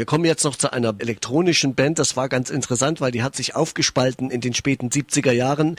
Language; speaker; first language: German; native; German